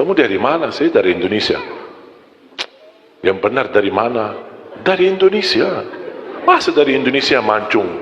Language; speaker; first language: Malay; non-native, fluent; Arabic